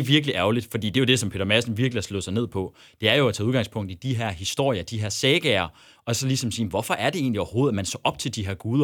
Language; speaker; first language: Danish; native; Danish